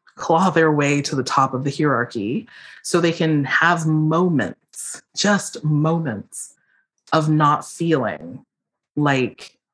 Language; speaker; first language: English; native; English